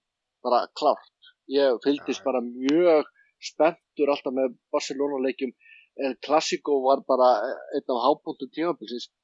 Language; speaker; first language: Icelandic; native; Icelandic